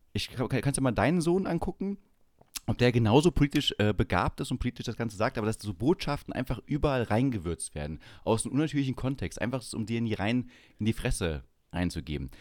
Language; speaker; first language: German; native; German